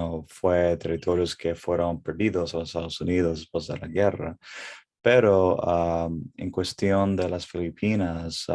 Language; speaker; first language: Spanish; early bilingual, heritage; English